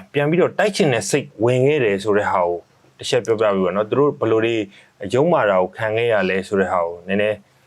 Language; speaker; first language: Burmese; native; Burmese